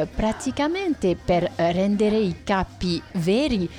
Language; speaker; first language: Italian; non-native, fluent; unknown